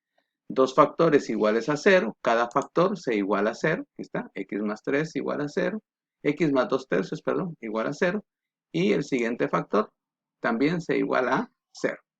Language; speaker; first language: Spanish; native; Spanish